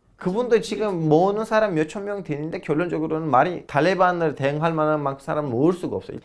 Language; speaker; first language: Korean; non-native, fluent; Turkish